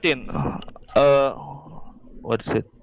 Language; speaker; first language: English; non-native, learner; Indonesian